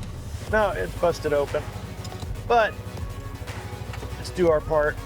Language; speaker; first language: English; native; English